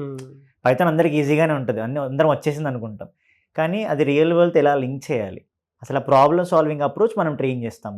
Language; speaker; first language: Telugu; native; Telugu